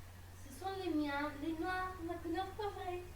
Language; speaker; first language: French; non-native, learner; Spanish